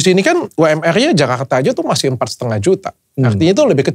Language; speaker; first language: Indonesian; native; Indonesian